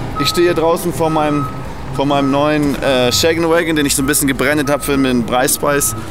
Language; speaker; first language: German; native; German